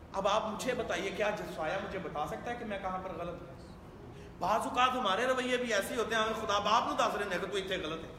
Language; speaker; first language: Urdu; non-native, local second language; Punjabi